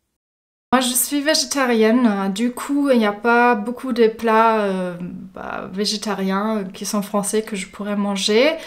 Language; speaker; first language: French; non-native, fluent; German